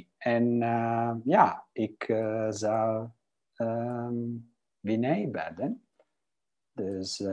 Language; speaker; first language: Dutch; non-native, fluent; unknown